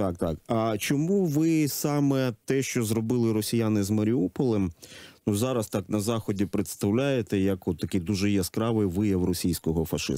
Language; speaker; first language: Ukrainian; native; Ukrainian